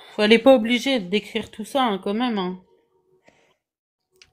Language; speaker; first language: French; native; French